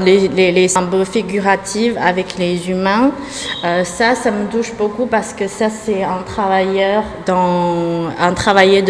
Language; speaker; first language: French; non-native, fluent; Chinese